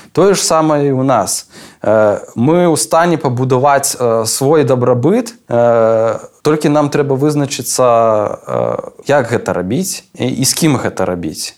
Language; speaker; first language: Belarusian; non-native, local second language; Russian